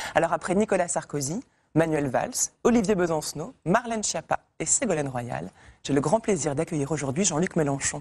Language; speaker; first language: French; native; French